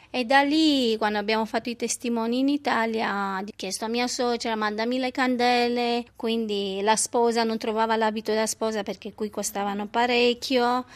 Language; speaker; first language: Italian; non-native, fluent; Romanian